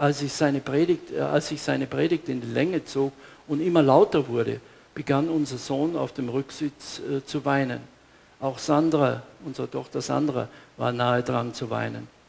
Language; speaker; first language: German; native; German